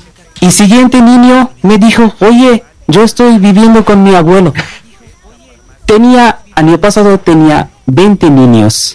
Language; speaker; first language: Spanish; non-native, learner; Bangla